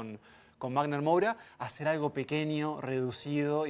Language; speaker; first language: Spanish; native; Spanish